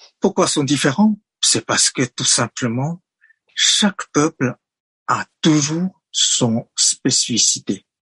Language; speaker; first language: French; non-native, fluent; Chinese